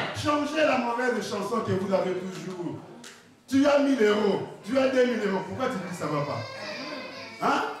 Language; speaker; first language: French; non-native, local second language; Lingala